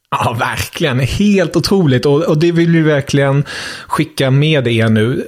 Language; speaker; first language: Swedish; non-native, fluent; German